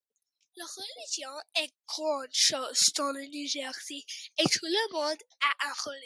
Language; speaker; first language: French; non-native, learner; English